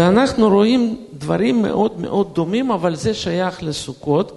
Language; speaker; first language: Hebrew; non-native, fluent; Russian